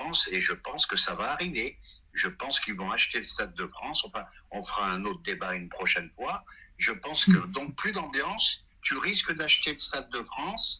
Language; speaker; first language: French; native; French